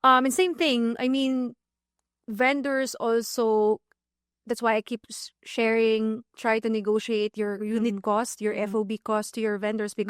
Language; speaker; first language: English; non-native, local second language; Filipino